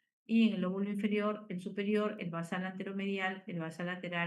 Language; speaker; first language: Spanish; native; Spanish